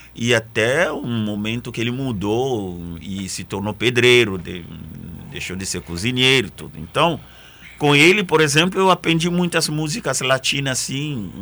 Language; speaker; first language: Portuguese; non-native, fluent; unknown